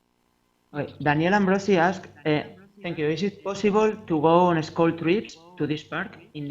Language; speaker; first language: English; non-native, fluent; Spanish